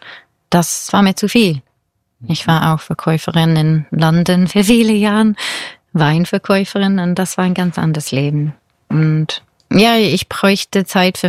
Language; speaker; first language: German; non-native, fluent; English